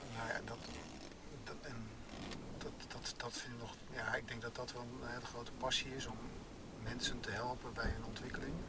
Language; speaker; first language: Dutch; native; Dutch